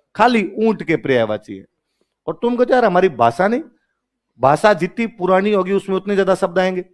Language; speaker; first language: Hindi; non-native, local second language; Rajasthani